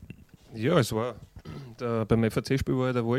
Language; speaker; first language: German; native; German